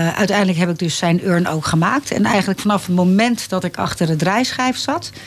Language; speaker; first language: Dutch; native; Dutch